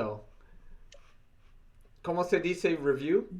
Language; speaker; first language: Spanish; non-native, learner; English